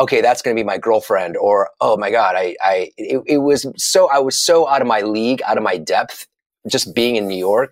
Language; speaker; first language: English; native; English